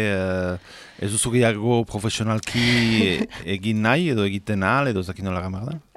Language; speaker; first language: Basque; native; Basque